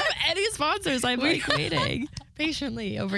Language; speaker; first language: English; native; English